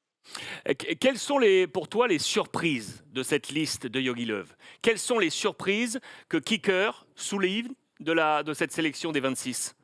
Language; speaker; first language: French; native; French